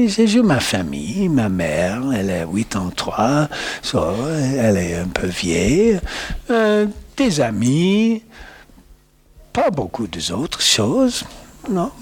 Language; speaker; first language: French; non-native, learner; English